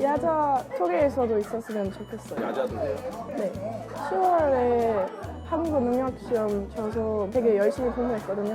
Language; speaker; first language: Korean; non-native, learner; German